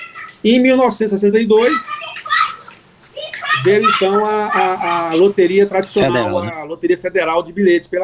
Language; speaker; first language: Portuguese; native; Portuguese